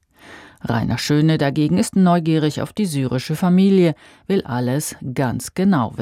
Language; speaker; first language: German; native; German